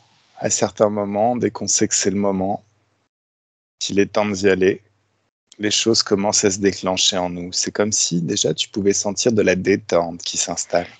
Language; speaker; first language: French; native; French